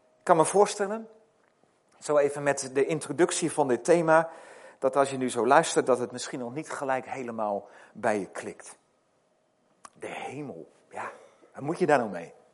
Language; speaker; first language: Dutch; native; Dutch